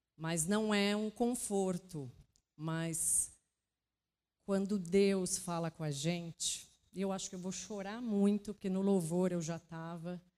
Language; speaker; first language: Portuguese; native; Portuguese